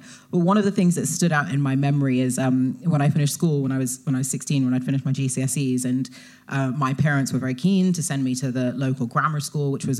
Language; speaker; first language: English; native; English